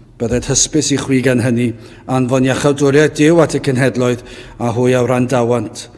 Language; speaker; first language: Welsh; native; Welsh